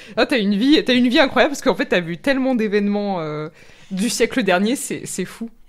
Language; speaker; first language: French; native; French